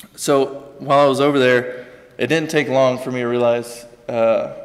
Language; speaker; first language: English; native; English